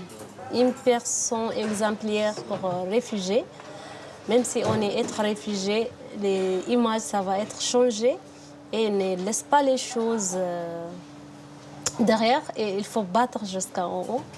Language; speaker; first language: French; non-native, learner; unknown